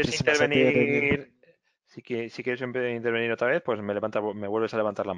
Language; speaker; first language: Spanish; native; Spanish